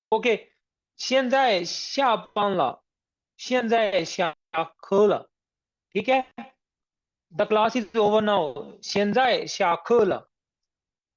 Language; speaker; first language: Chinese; non-native, fluent; Urdu